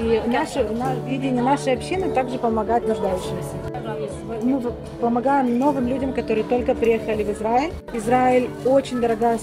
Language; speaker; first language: Russian; native; Russian